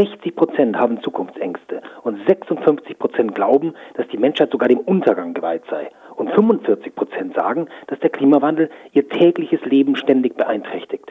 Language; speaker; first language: German; native; German